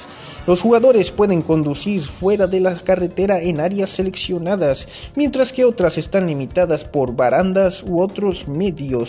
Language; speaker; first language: Spanish; native; Spanish